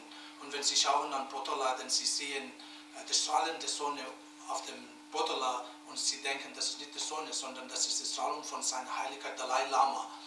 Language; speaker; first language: German; non-native, learner; Tibetan